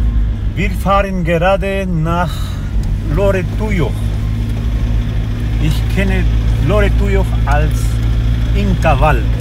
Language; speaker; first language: German; non-native, learner; Spanish